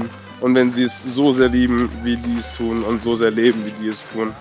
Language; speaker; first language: German; native; German